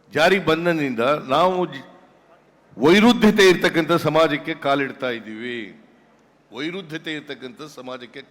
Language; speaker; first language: Kannada; native; Kannada